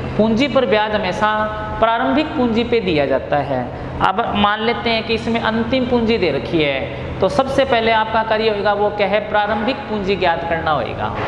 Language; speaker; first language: Hindi; native; Hindi